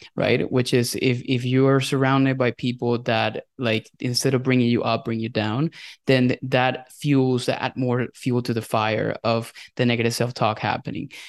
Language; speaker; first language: English; non-native, fluent; Spanish